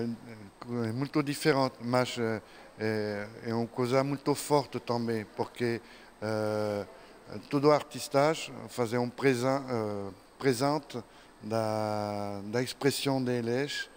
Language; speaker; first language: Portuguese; non-native, learner; French